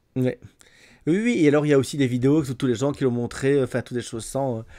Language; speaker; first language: French; native; French